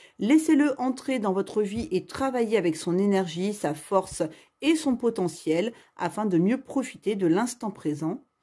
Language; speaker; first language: French; native; French